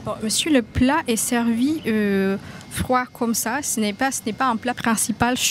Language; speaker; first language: French; non-native, fluent; Indonesian